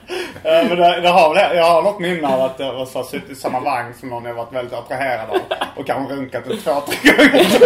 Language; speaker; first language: Swedish; native; Swedish